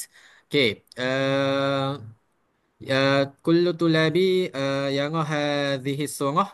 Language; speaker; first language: Arabic; non-native, learner; Malay